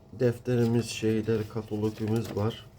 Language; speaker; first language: Turkish; non-native, learner; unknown